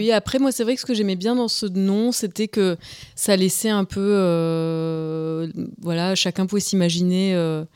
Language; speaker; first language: French; native; French